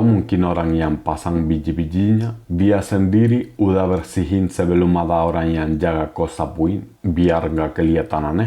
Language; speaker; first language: Indonesian; non-native, fluent; Spanish